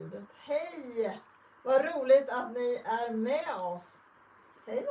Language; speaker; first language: Swedish; native; Swedish